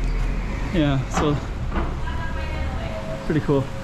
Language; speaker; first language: English; native; English